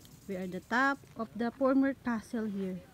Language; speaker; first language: English; non-native, learner; Filipino